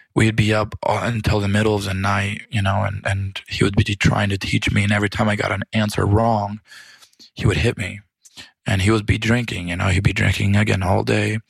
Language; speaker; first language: English; early bilingual, other home language; Romanian